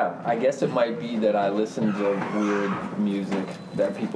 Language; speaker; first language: English; native; English